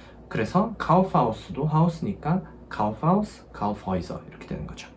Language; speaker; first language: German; non-native, fluent; Korean